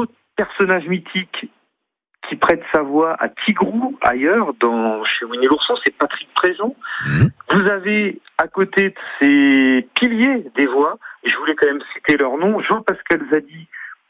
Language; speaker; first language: French; native; French